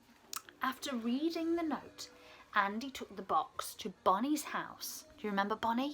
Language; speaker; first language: English; native; English